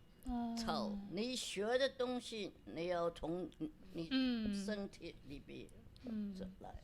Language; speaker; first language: Chinese; non-native, local second language; Wu Chinese